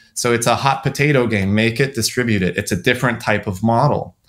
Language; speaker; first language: English; native; English